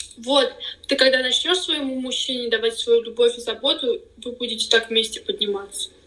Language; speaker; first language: Russian; native; Russian